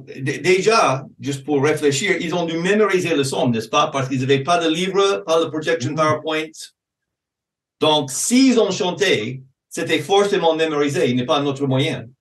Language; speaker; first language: French; non-native, fluent; English